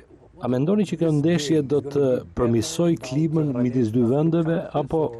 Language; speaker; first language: Albanian; native; Albanian